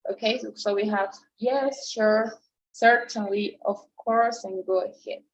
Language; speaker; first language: English; non-native, fluent; Spanish